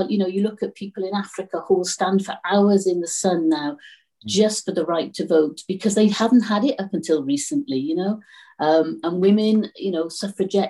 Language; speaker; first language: English; native; English